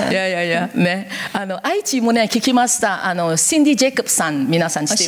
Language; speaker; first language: Japanese; non-native, learner; Korean